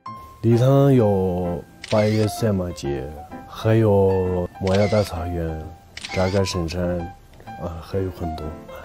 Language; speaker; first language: Chinese; non-native, local second language; Tibetan